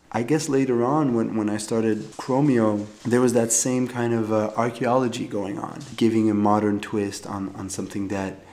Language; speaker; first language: English; native; English